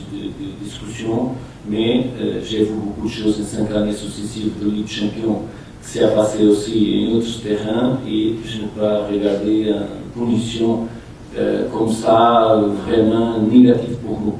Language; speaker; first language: French; non-native, fluent; Portuguese